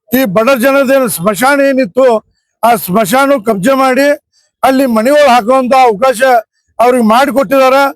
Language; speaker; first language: Kannada; native; Kannada